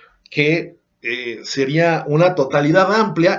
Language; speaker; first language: Spanish; native; Spanish